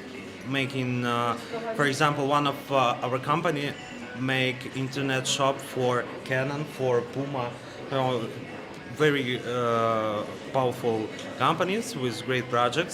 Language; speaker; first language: English; non-native, learner; Russian